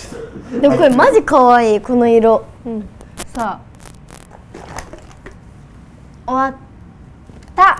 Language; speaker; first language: Japanese; native; Japanese